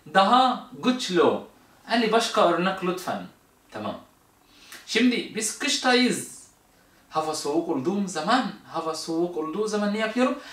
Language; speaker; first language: Turkish; non-native, fluent; Arabic